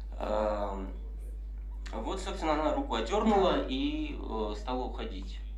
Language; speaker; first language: Russian; native; Russian